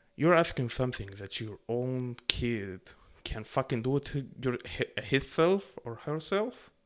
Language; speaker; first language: English; non-native, fluent; Arabic